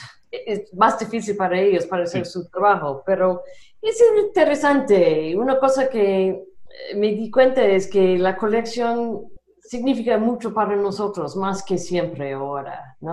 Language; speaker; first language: Spanish; non-native, fluent; English